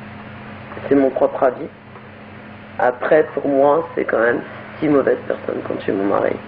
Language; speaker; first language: French; native; French